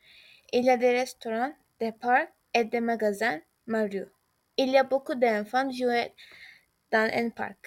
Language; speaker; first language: French; non-native, learner; Turkish